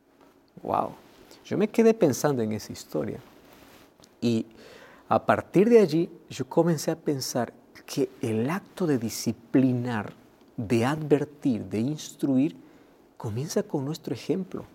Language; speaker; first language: Spanish; native; Spanish